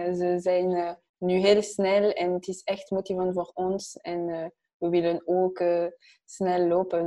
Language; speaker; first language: Dutch; non-native, learner; French